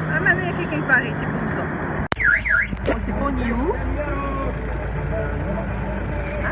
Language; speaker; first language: French; native; French